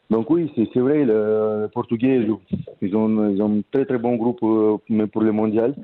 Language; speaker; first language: French; non-native, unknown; Romanian